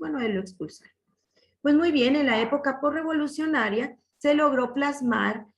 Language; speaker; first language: Spanish; native; Spanish